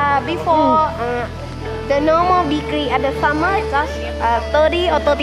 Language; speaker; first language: English; non-native, learner; Thai